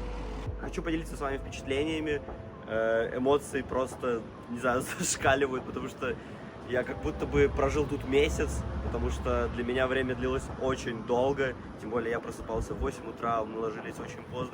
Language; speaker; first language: Russian; native; Russian